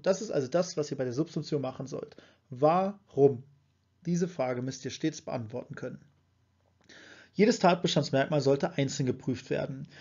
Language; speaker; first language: German; native; German